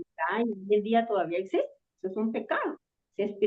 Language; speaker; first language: Spanish; native; Spanish